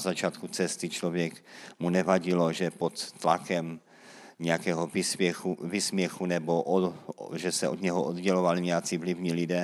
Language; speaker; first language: Czech; native; Czech